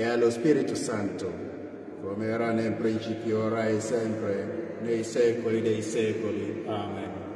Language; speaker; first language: Italian; non-native, fluent; Igbo